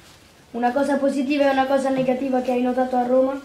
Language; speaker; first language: Italian; native; Italian